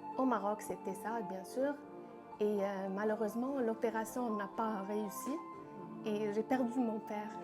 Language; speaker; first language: French; non-native, local second language; Arabic